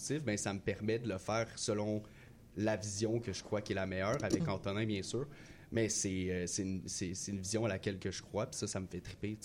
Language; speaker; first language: French; native; French